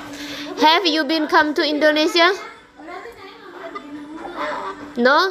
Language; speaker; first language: English; non-native, learner; Indonesian